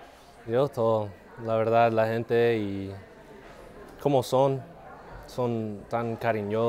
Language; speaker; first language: Spanish; non-native, learner; English